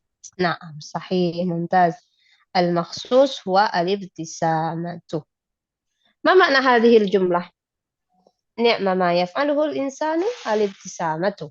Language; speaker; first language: Arabic; non-native, fluent; Indonesian